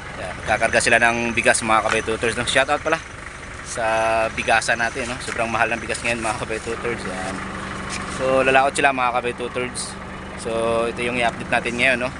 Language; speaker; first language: Filipino; non-native, local second language; Cebuano